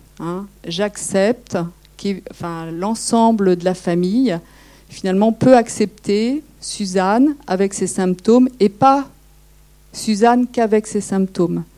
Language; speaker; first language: French; native; French